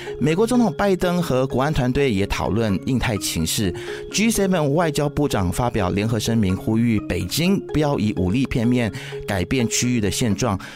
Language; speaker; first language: Chinese; native; Chinese